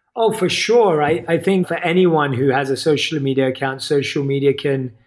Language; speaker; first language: English; native; English